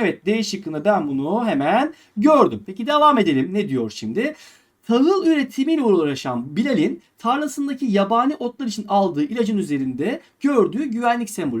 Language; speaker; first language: Turkish; native; Turkish